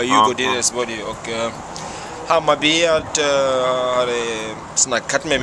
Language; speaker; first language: Swedish; non-native, fluent; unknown